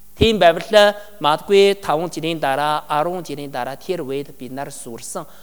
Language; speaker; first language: Mongolian; non-native, learner; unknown